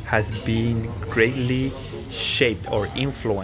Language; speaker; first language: English; non-native, fluent; Spanish